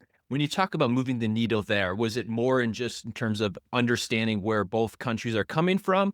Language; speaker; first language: English; native; English